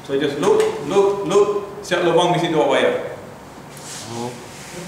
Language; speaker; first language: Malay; non-native, local second language; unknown